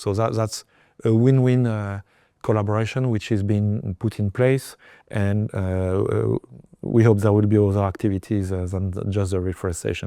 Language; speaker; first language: English; non-native, fluent; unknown